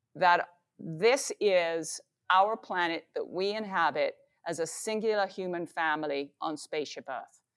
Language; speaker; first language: English; native; English